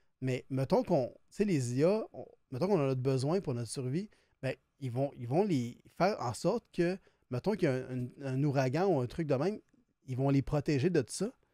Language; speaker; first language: French; native; French